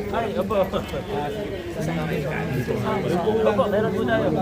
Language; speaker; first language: Filipino; native; Filipino